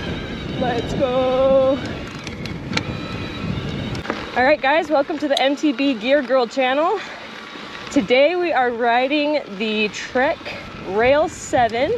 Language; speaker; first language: English; native; English